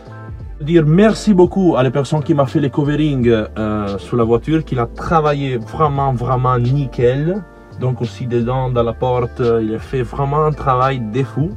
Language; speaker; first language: French; non-native, learner; Italian